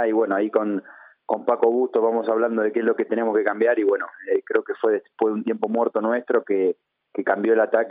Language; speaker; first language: Spanish; native; Spanish